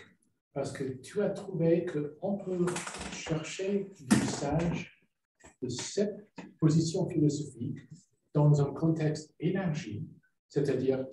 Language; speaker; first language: French; non-native, fluent; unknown